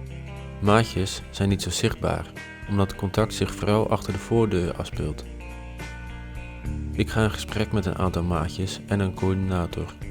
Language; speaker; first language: Dutch; native; Dutch